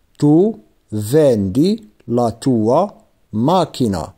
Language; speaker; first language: Italian; non-native, fluent; Arabic